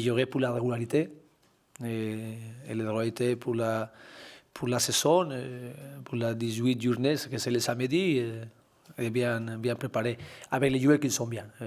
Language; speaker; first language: French; non-native, learner; Spanish